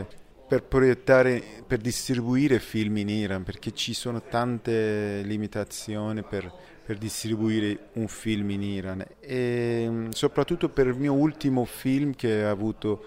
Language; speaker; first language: Italian; non-native, fluent; Persian